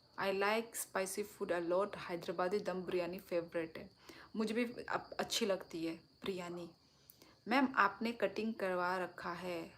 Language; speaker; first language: Hindi; non-native, local second language; Kok Borok